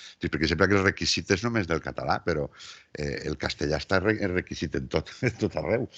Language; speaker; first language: Catalan; native; Catalan